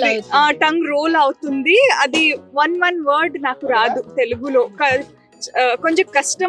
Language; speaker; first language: Telugu; non-native, learner; Kannada